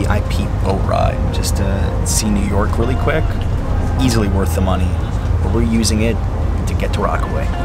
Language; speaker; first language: English; native; English